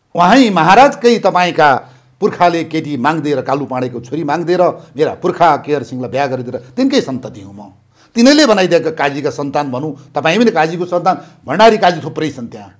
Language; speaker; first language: Nepali; native; Nepali